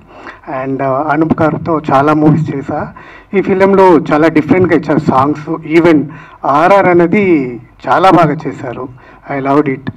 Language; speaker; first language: Telugu; non-native, learner; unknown